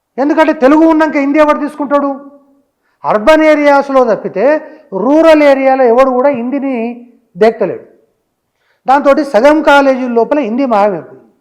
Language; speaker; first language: Telugu; native; Telugu